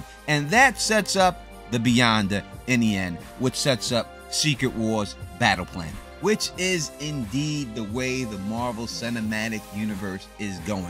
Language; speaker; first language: English; native; English